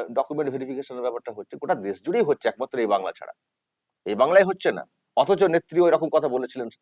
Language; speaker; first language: Bangla; native; Bangla